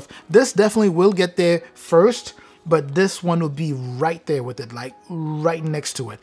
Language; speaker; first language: English; native; English